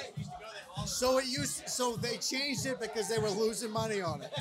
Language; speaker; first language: English; native; English